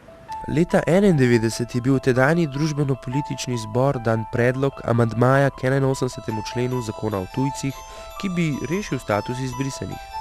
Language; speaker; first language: Slovenian; native; Slovenian